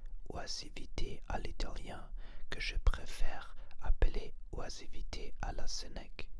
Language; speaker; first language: French; non-native, learner; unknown